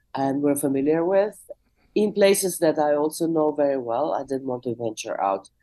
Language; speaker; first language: English; non-native, fluent; Russian